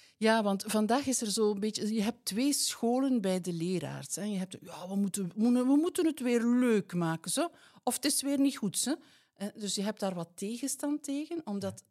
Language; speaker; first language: Dutch; native; Dutch